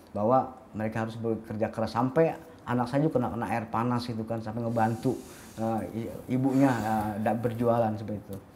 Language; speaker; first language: Indonesian; native; Indonesian